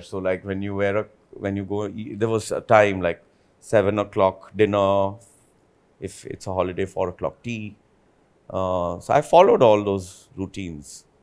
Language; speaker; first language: English; non-native, local second language; Hindi